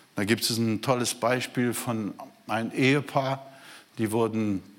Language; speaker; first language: German; non-native, fluent; Portuguese